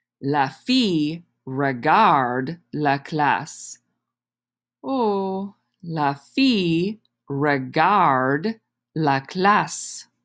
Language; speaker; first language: French; non-native, fluent; English